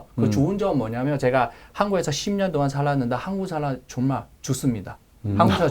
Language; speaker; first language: Korean; non-native, learner; Chinese